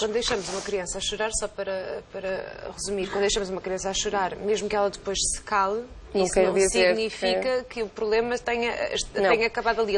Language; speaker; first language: Portuguese; native; Portuguese